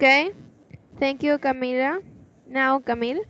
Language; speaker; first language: English; non-native, fluent; Spanish